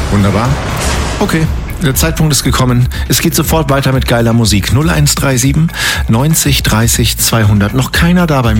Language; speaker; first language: German; native; German